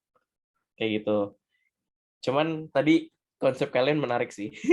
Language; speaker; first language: Indonesian; native; Indonesian